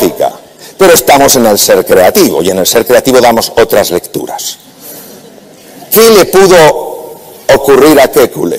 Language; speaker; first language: Spanish; native; Spanish